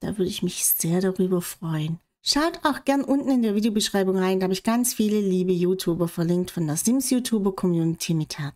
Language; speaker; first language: German; native; German